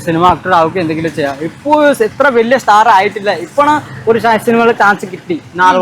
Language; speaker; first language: Malayalam; non-native, local second language; Odia